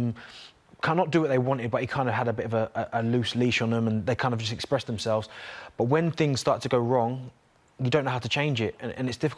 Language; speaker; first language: English; native; English